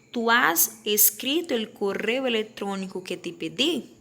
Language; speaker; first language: Spanish; non-native, fluent; Portuguese